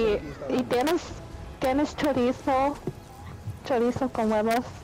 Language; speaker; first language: Spanish; non-native, learner; English